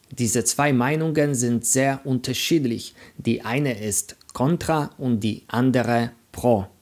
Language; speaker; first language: German; non-native, fluent; Polish